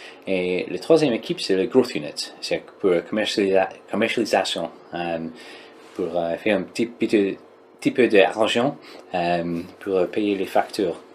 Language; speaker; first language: French; non-native, learner; English